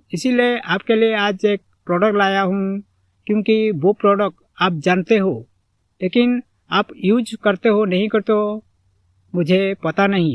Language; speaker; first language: Hindi; non-native, local second language; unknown